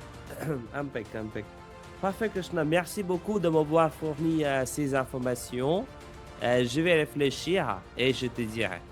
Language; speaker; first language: French; non-native, fluent; English